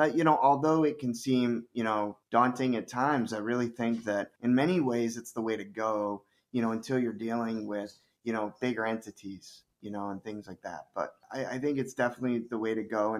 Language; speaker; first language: English; native; English